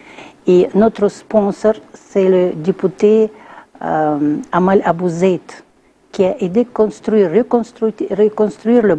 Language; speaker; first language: French; non-native, learner; Russian